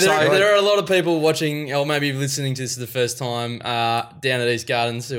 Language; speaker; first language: English; native; English